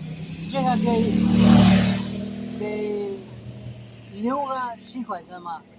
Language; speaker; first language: Chinese; non-native, learner; Bangla